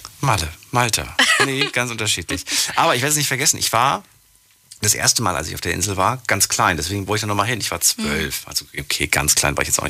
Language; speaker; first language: German; native; German